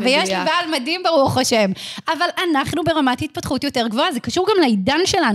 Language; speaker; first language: Hebrew; native; Hebrew